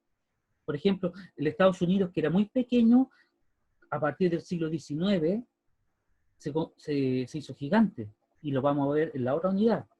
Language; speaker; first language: Spanish; native; Spanish